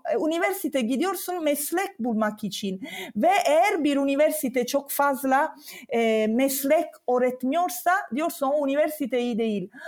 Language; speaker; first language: Turkish; non-native, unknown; Italian